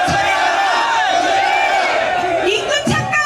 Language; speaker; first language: Korean; non-native, fluent; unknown